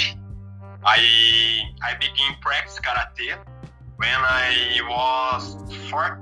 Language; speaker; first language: English; non-native, learner; Portuguese